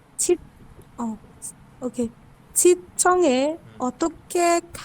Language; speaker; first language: Korean; non-native, learner; Bangla